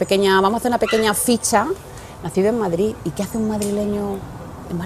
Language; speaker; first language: Spanish; native; Spanish